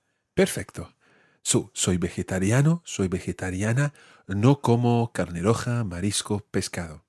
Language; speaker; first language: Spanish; non-native, fluent; English